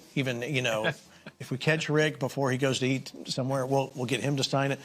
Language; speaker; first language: English; native; English